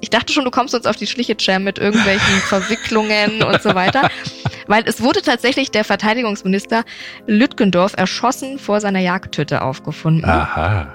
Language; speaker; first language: German; native; German